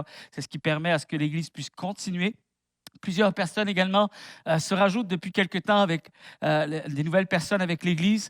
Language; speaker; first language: French; native; French